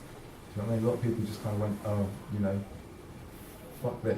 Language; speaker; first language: English; native; English